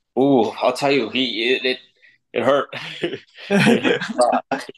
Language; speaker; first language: English; native; English